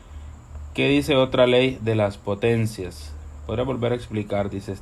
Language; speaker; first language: Spanish; native; Spanish